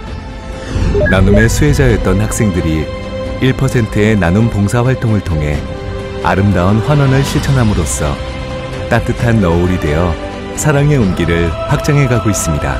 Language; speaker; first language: Korean; native; Korean